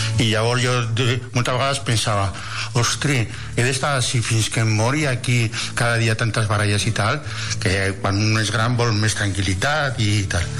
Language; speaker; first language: Catalan; non-native, local second language; Spanish